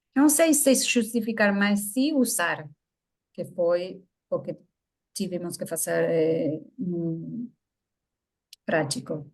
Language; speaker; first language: Portuguese; non-native, learner; Spanish